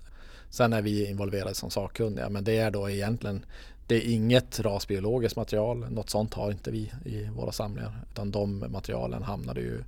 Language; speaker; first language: Swedish; native; Swedish